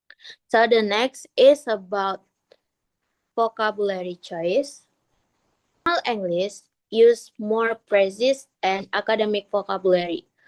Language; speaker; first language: English; non-native, learner; Indonesian